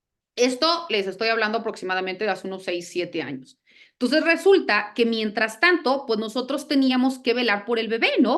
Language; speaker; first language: Spanish; native; Spanish